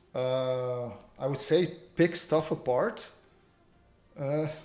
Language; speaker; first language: English; non-native, fluent; Romanian